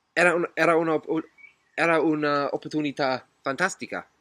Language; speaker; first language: Italian; non-native, learner; English